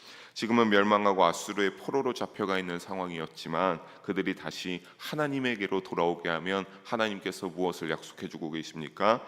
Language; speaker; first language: Korean; native; Korean